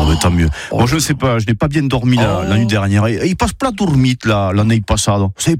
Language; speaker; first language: French; native; French